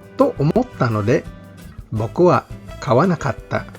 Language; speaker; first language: Japanese; non-native, fluent; Filipino